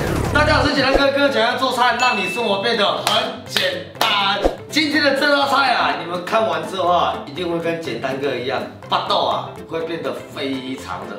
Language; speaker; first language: Chinese; native; Chinese